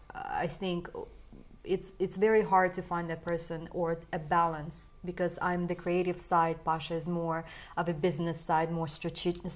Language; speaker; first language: English; early bilingual, other home language; Russian